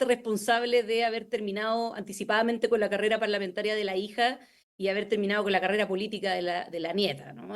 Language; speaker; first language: Spanish; native; Spanish